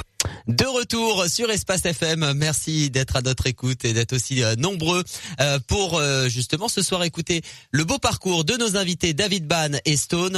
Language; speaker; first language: French; native; French